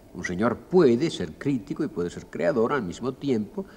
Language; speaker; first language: Spanish; native; Spanish